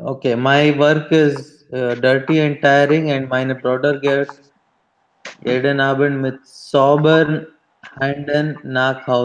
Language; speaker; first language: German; non-native, learner; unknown